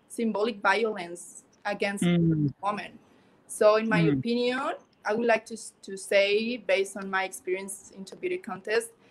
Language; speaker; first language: English; non-native, learner; Spanish